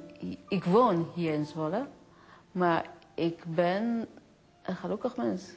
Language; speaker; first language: Dutch; non-native, fluent; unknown